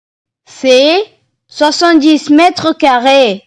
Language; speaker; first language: French; non-native, learner; Tamil